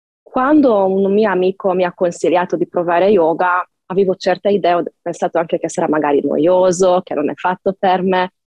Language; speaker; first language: Italian; non-native, fluent; Hungarian